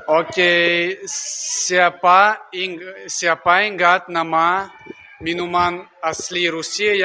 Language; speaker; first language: Indonesian; non-native, learner; Russian